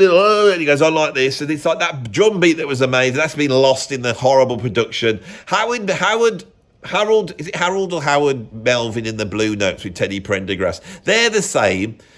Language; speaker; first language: English; native; English